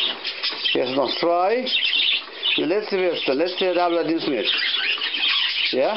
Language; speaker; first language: German; native; German